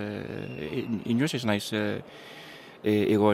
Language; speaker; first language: Basque; non-native, learner; English